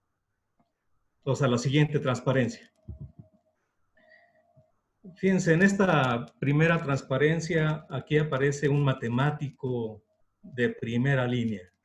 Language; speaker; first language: Spanish; native; Spanish